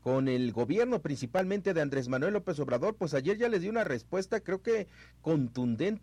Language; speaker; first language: Spanish; native; Spanish